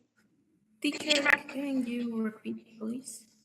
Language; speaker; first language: English; non-native, learner; Spanish